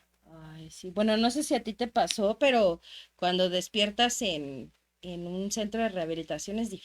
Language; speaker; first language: Spanish; native; Spanish